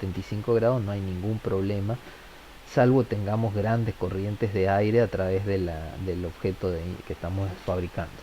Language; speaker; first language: Spanish; native; Spanish